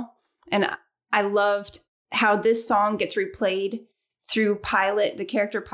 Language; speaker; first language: English; native; English